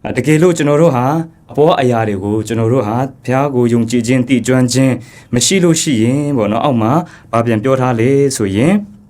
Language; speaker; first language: Burmese; non-native, local second language; Kachin